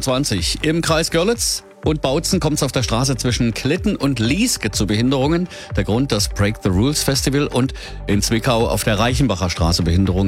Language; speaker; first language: German; native; German